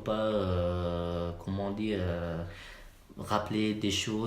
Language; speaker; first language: French; non-native, learner; Malay